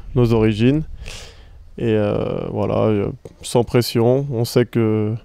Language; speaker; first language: French; native; French